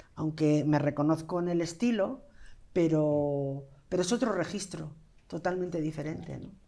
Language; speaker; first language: Spanish; native; Spanish